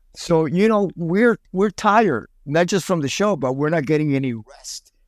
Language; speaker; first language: English; early bilingual, other home language; Spanish